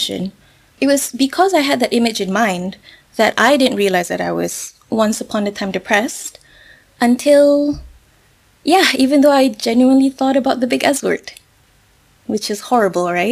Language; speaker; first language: English; non-native, local second language; Malay